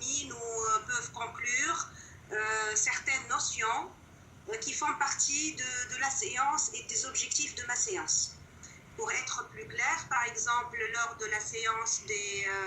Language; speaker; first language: French; non-native, local second language; Arabic